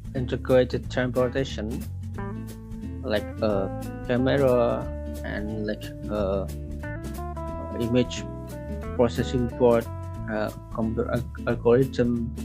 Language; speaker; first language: English; non-native, learner; Indonesian